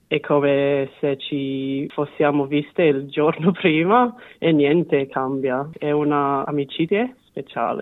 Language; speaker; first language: Italian; non-native, fluent; English